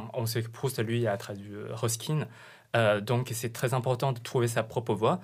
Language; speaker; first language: French; non-native, fluent; Chinese